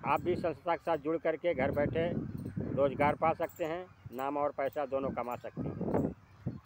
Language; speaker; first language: Hindi; native; Hindi